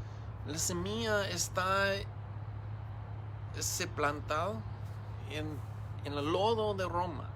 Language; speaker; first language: Spanish; non-native, learner; English